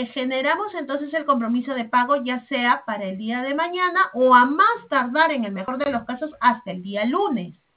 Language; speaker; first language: Spanish; native; Spanish